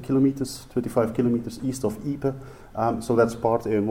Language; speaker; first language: English; non-native, fluent; Dutch